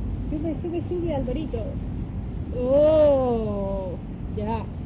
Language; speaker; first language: Spanish; native; Spanish